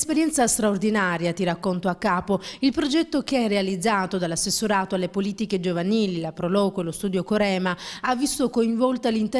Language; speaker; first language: Italian; native; Italian